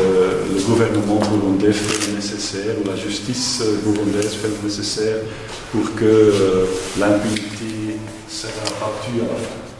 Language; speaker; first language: French; non-native, fluent; Dutch